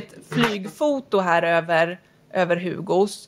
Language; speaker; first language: Swedish; native; Swedish